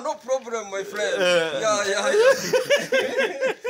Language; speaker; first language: English; non-native, learner; Swahili